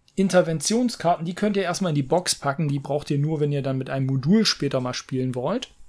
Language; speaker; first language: German; native; German